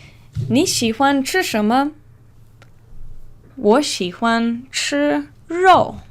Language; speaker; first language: Chinese; non-native, fluent; English